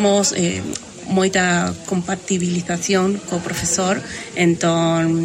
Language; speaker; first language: Galician; non-native, learner; Spanish